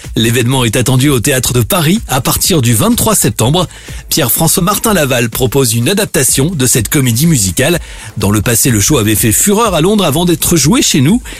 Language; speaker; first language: French; native; French